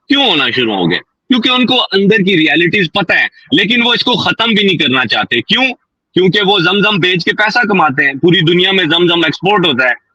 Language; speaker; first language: Urdu; non-native, local second language; Punjabi